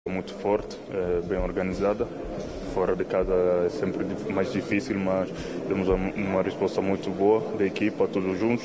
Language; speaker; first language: Portuguese; non-native, fluent; Italian